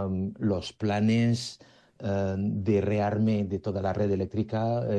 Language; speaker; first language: Spanish; native; Spanish